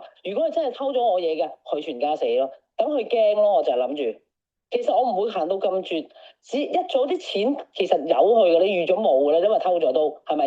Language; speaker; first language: Cantonese; native; Cantonese